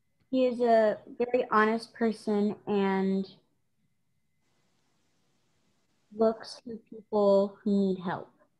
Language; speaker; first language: English; native; English